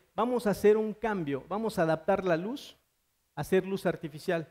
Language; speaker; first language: Spanish; native; Spanish